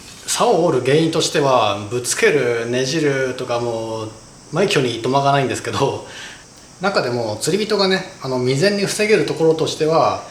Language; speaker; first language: Japanese; native; Japanese